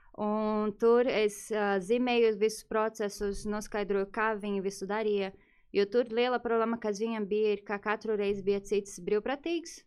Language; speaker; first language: Latvian; non-native, fluent; Portuguese